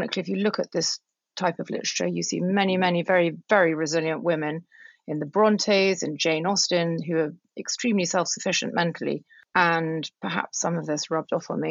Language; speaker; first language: English; native; English